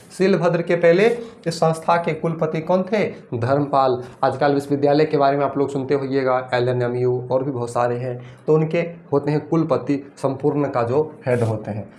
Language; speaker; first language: Hindi; native; Hindi